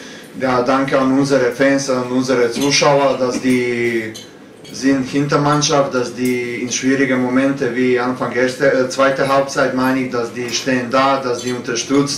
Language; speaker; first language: German; non-native, learner; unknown